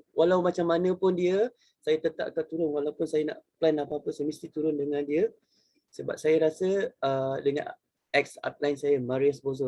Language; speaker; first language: Malay; native; Malay